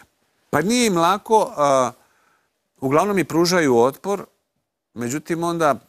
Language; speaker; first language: Croatian; native; Croatian